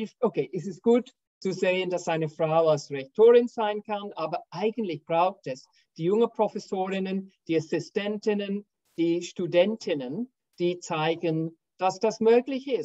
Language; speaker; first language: German; non-native, fluent; English